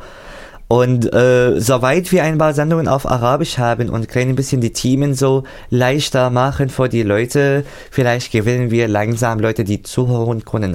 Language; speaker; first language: German; non-native, fluent; Arabic